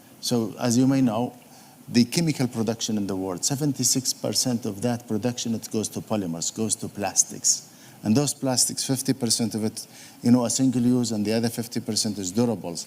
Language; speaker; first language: English; non-native, fluent; Arabic